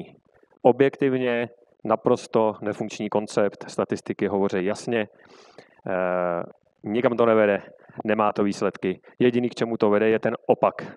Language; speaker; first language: Czech; native; Czech